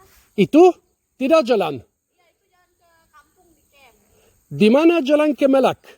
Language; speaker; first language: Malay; non-native, learner; German